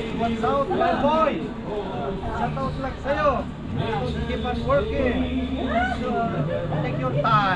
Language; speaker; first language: English; non-native, local second language; Filipino